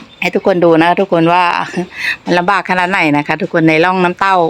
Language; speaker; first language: Thai; non-native, local second language; Northeastern Thai